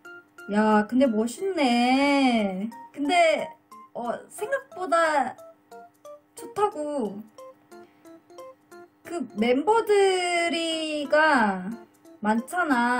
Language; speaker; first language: Korean; non-native, learner; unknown